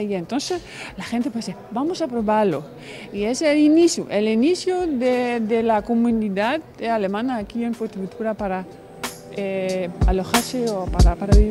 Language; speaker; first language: Spanish; non-native, fluent; German